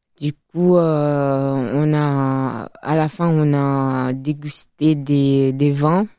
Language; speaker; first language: French; non-native, fluent; Italian